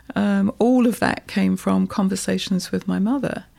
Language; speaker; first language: English; native; English